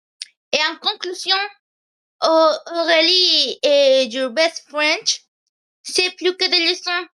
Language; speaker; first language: French; non-native, learner; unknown